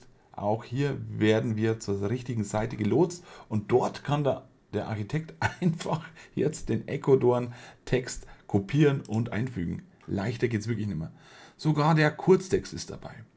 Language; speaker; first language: German; native; German